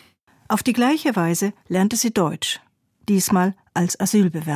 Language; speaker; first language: German; native; German